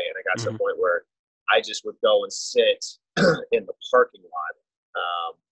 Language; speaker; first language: English; native; English